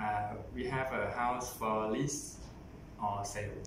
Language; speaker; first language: English; non-native, learner; Thai